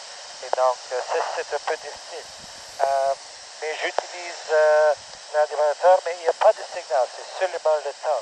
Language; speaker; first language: French; non-native, local second language; English